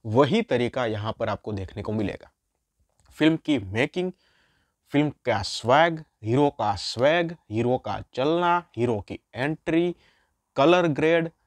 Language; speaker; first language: Hindi; non-native, local second language; Gujarati